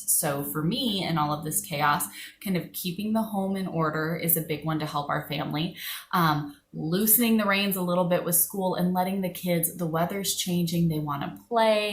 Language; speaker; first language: English; native; English